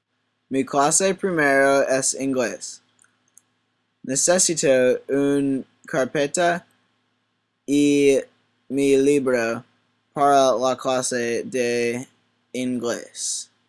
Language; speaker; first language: Spanish; non-native, learner; English